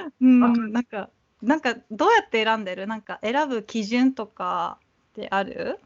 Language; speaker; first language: Japanese; native; Japanese